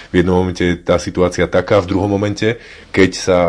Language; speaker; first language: Slovak; native; Slovak